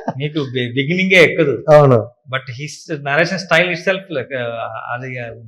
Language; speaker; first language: Telugu; non-native, learner; Kannada